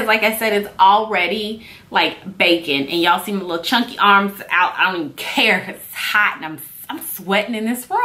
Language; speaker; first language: English; native; English